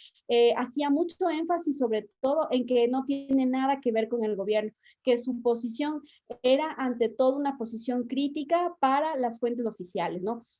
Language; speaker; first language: Spanish; native; Spanish